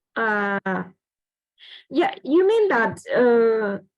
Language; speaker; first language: English; non-native, fluent; Vietnamese